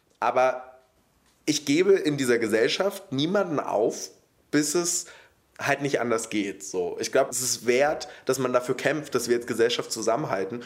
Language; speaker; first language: German; early bilingual, other home language; Polish